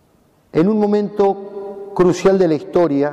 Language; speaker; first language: Spanish; native; Spanish